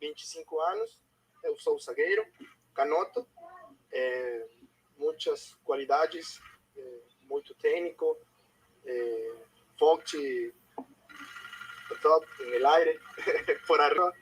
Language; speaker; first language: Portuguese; non-native, learner; Spanish